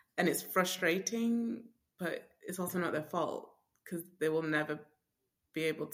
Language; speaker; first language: English; native; English